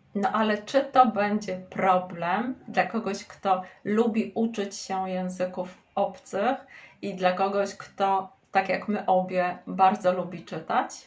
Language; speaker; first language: Polish; native; Polish